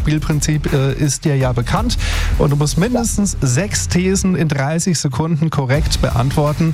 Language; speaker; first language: German; native; German